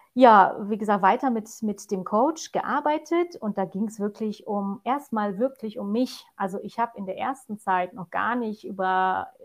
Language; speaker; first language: German; non-native, fluent; Polish